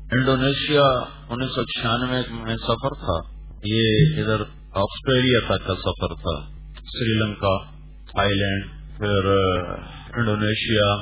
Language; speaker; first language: Urdu; native; Urdu